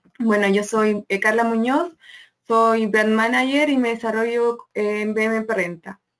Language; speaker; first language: Spanish; native; Spanish